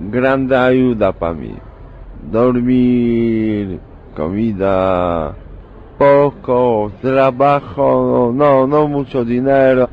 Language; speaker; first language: Spanish; non-native, learner; Polish